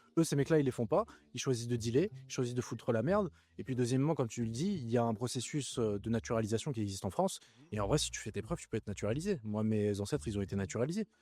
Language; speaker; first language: French; native; French